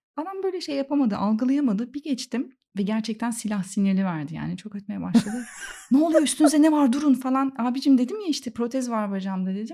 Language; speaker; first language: Turkish; native; Turkish